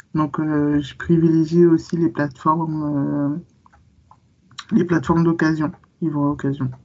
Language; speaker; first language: French; native; French